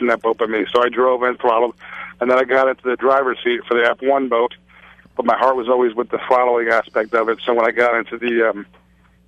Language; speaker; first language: English; native; English